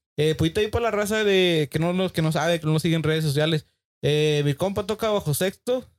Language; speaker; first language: Spanish; early bilingual, heritage; Spanish